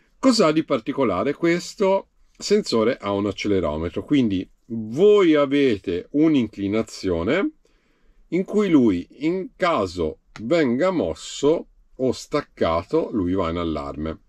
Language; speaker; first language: Italian; native; Italian